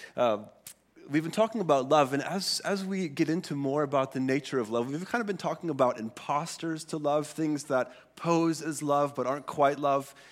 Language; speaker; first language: English; early bilingual, other home language; Swedish